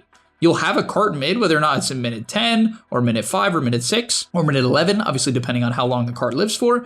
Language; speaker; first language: English; native; English